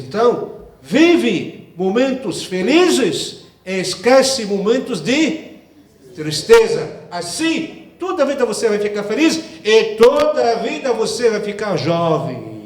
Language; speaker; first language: Portuguese; non-native, fluent; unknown